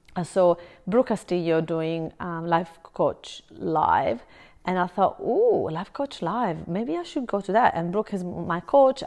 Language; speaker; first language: English; non-native, fluent; Italian